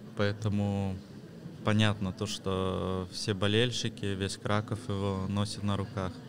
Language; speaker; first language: Russian; early bilingual, heritage; Russian